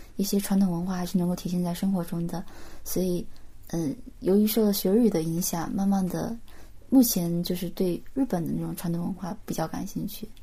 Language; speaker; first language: Chinese; native; Chinese